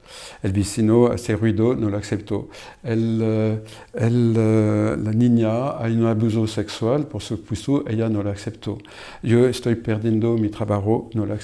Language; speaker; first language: Spanish; non-native, fluent; French